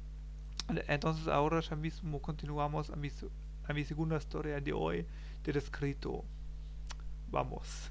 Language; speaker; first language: Spanish; non-native, learner; German